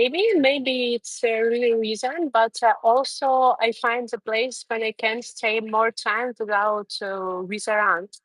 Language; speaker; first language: English; non-native, learner; Russian